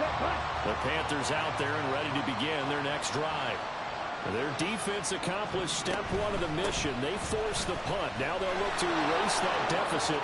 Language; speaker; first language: English; native; English